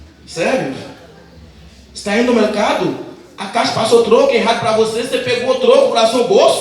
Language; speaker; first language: Portuguese; non-native, learner; Haitian Creole